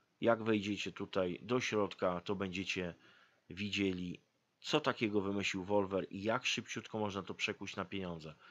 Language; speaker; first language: Polish; native; Polish